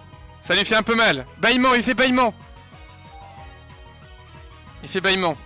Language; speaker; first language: French; native; French